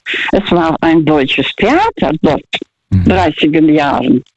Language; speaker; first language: German; early bilingual, other home language; Russian